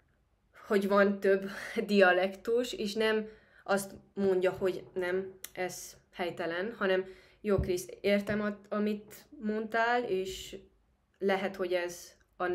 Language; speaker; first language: Hungarian; non-native, fluent; Spanish